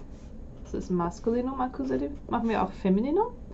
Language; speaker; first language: German; non-native, fluent; English